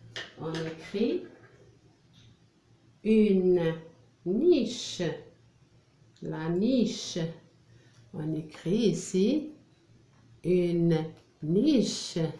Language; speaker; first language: French; non-native, local second language; Arabic